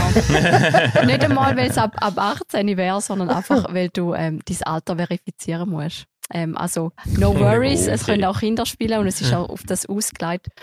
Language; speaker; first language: German; native; German